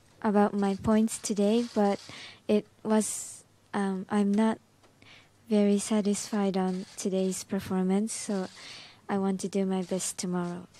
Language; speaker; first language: English; non-native, learner; Japanese